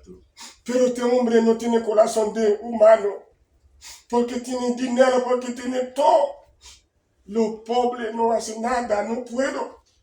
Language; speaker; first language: Spanish; non-native, learner; Haitian Creole